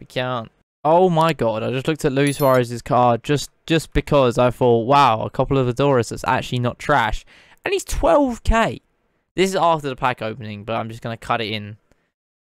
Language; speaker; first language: English; native; English